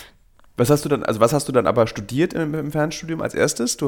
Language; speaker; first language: German; native; German